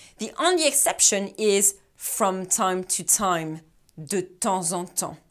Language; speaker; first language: French; native; French